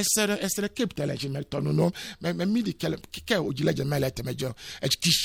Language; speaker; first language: Hungarian; non-native, fluent; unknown